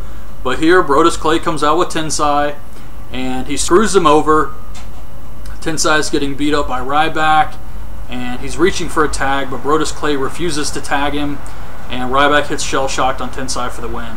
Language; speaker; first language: English; native; English